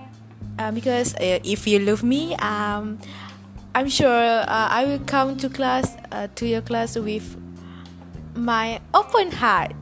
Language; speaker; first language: English; non-native, learner; Malay